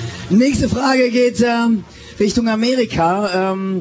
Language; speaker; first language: German; native; German